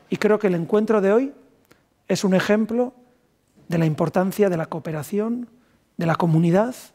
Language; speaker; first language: Spanish; native; Spanish